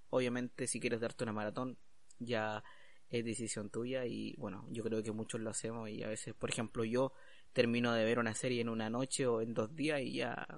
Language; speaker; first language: Spanish; native; Spanish